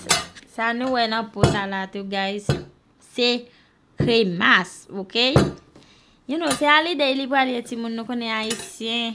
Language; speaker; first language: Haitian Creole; early bilingual, heritage; Haitian Creole